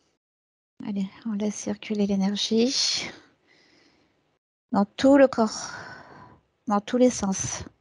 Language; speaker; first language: French; native; French